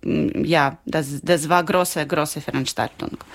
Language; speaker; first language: German; non-native, learner; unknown